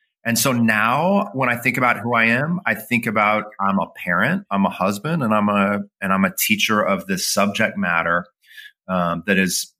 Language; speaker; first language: English; native; English